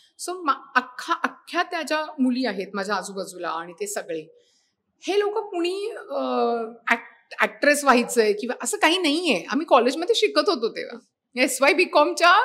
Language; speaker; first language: Marathi; native; Marathi